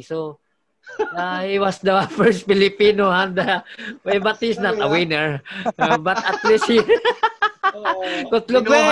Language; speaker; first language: English; non-native, local second language; Filipino